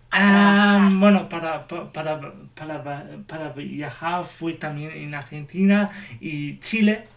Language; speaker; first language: Spanish; non-native, learner; German